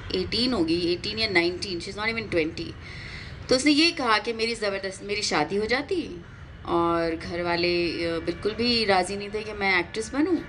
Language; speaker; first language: Hindi; native; Hindi